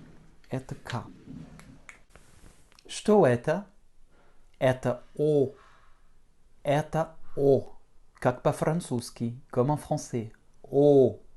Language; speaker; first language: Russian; non-native, fluent; French